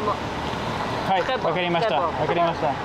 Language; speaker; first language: Japanese; non-native, learner; French